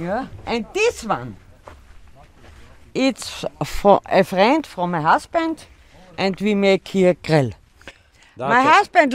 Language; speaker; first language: English; non-native, learner; German